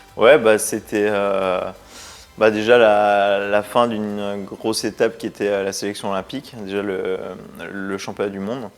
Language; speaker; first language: French; native; French